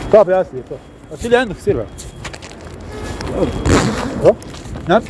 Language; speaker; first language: Arabic; native; Arabic